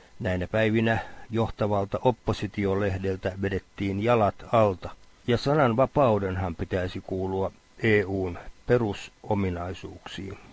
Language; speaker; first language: Finnish; native; Finnish